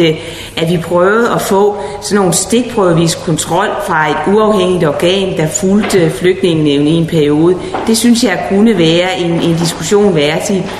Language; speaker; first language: Danish; native; Danish